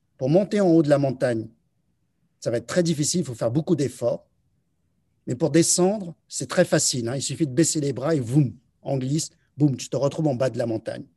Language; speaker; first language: French; early bilingual, other home language; Chinese